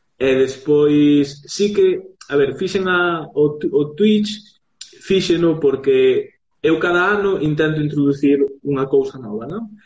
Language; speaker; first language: Galician; native; Galician